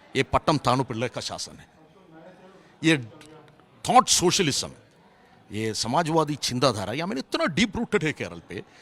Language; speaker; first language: Hindi; non-native, local second language; Malayalam